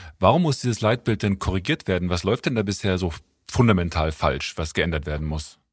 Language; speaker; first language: German; native; German